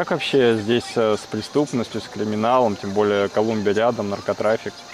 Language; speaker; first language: Russian; native; Russian